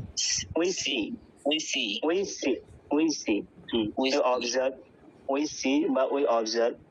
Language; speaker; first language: English; non-native, fluent; Bangla